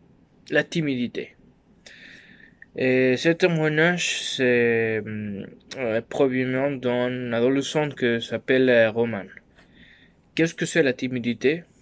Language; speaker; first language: French; non-native, learner; Spanish